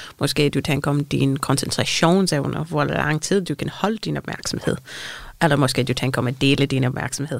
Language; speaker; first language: Danish; non-native, fluent; English